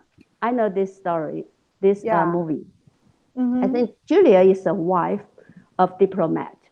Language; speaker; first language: English; non-native, learner; Chinese